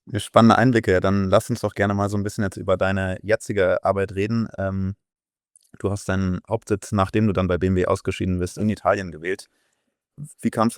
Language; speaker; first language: German; native; German